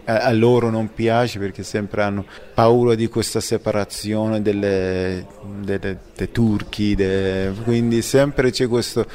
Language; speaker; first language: Italian; non-native, fluent; Persian